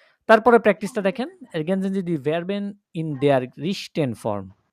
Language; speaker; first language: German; non-native, learner; Bangla